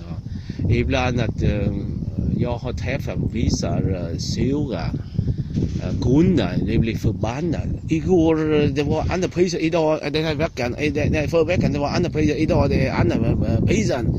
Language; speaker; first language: Swedish; non-native, learner; Vietnamese